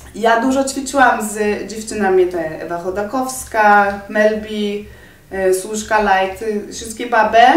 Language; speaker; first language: Polish; non-native, fluent; Norwegian